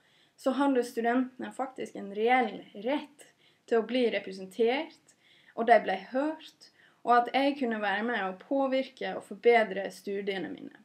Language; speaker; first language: Norwegian; non-native, fluent; English